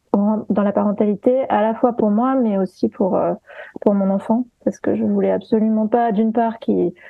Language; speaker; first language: French; native; French